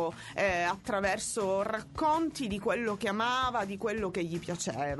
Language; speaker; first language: Italian; native; Italian